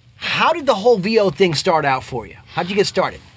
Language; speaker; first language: English; native; English